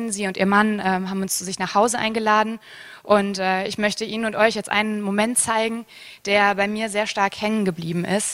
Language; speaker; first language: German; native; German